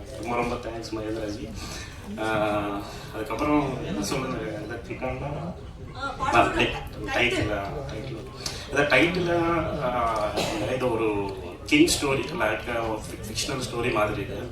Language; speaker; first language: Tamil; non-native, learner; Telugu